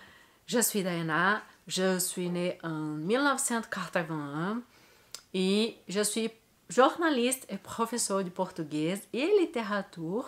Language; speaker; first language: French; non-native, learner; Portuguese